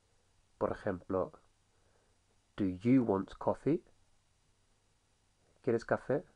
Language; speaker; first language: Spanish; non-native, fluent; English